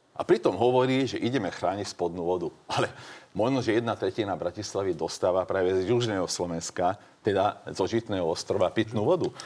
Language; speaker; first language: Slovak; non-native, local second language; Hungarian